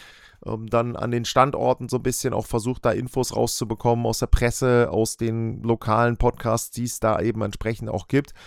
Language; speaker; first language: German; native; German